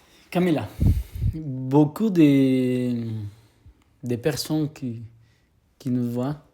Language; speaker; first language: French; non-native, fluent; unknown